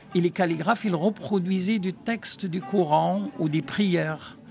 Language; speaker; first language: French; non-native, local second language; Arabic